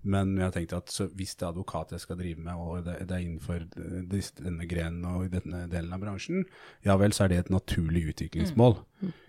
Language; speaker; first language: Norwegian; native; Norwegian